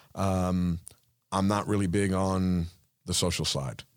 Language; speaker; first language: English; non-native, fluent; Spanish